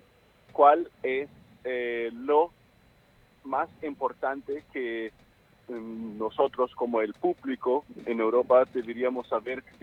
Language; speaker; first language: Spanish; non-native, fluent; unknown